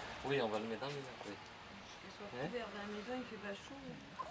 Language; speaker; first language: French; early bilingual, other home language; Korean